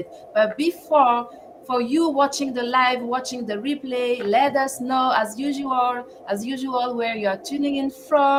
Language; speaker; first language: English; non-native, fluent; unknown